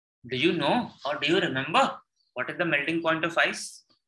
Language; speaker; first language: English; non-native, local second language; Hindi